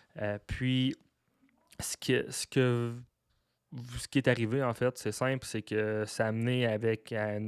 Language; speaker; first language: French; native; French